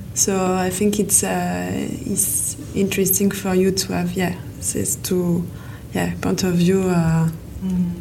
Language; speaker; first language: English; non-native, fluent; French